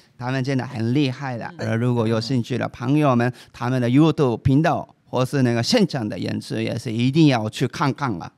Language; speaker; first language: Chinese; non-native, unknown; Japanese